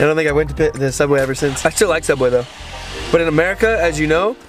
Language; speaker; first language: English; native; English